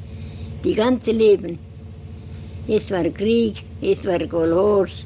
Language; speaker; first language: German; non-native, learner; Estonian